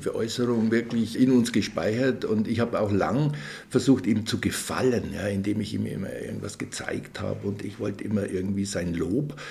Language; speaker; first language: German; native; German